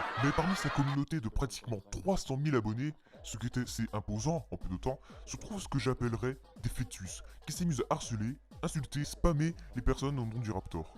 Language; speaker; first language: French; native; French